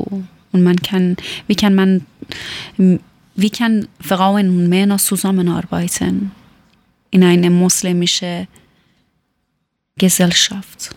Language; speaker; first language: German; non-native, learner; Persian